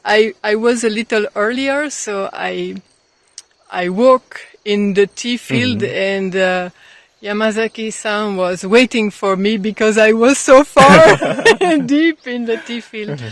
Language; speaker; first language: English; non-native, fluent; French